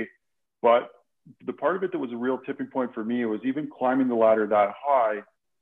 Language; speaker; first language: English; native; English